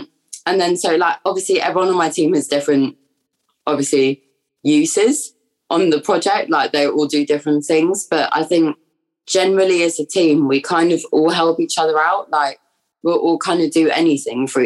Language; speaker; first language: English; native; English